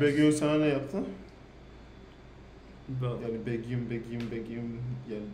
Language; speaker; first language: Turkish; non-native, learner; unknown